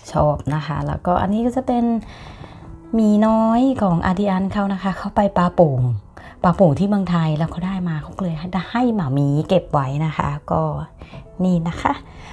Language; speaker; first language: Thai; native; Thai